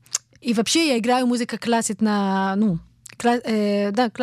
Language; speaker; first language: Russian; early bilingual, heritage; Russian